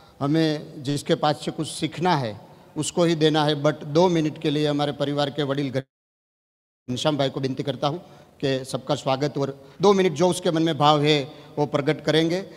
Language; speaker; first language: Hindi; non-native, local second language; Gujarati